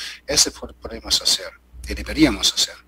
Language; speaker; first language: Spanish; non-native, learner; German